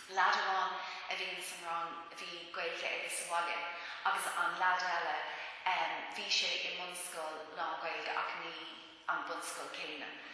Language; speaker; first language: Irish; non-native, local second language; English